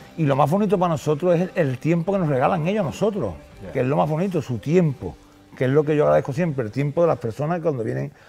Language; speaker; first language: Spanish; native; Spanish